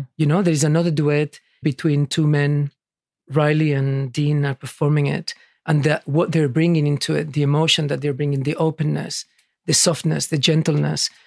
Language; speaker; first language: English; early bilingual, other home language; Catalan